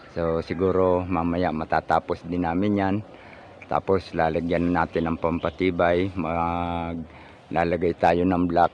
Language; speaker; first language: Filipino; native; Filipino